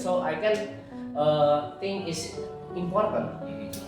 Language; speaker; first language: English; non-native, learner; Indonesian